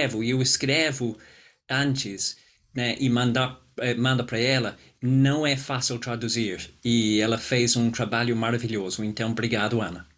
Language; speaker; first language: Portuguese; non-native, fluent; English